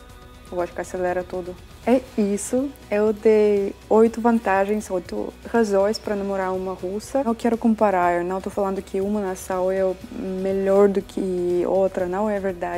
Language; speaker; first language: Portuguese; non-native, fluent; Russian